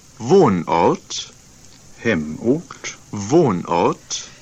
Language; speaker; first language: German; non-native, fluent; Swedish